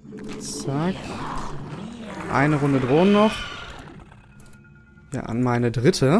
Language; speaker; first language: German; native; German